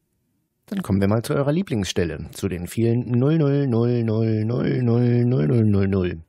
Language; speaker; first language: German; native; German